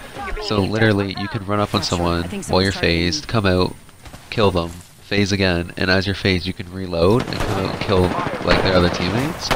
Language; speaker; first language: English; native; English